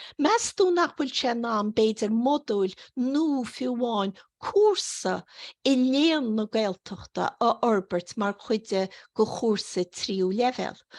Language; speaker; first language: Irish; native; Irish